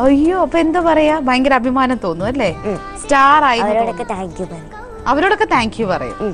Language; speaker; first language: Malayalam; native; Malayalam